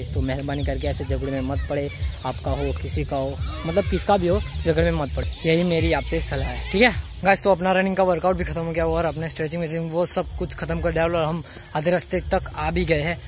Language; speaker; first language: Hindi; non-native, local second language; Gujarati